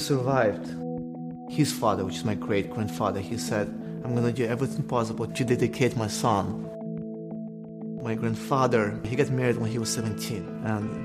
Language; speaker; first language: English; non-native, fluent; Russian